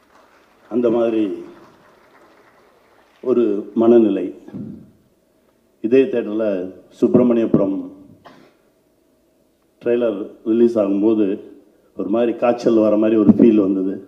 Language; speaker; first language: Tamil; native; Tamil